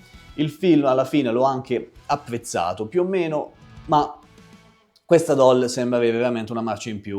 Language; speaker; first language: Italian; native; Italian